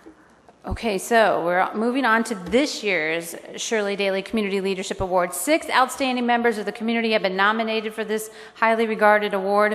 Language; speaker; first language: English; native; English